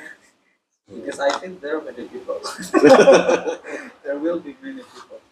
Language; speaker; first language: English; non-native, local second language; Indonesian